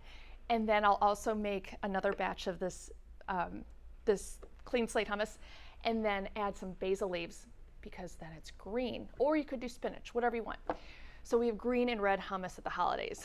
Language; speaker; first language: English; native; English